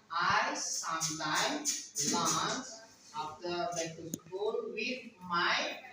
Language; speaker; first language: English; non-native, learner; Indonesian